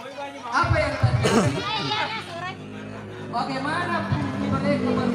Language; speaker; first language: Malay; non-native, local second language; Buginese